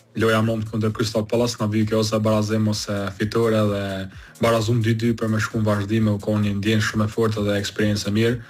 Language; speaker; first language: Albanian; early bilingual, heritage; Albanian